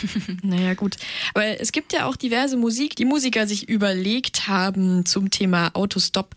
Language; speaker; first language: German; native; German